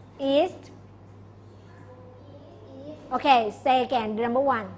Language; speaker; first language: English; non-native, local second language; Thai